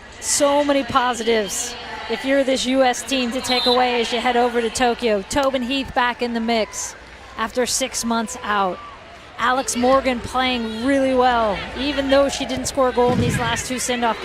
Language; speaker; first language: English; native; English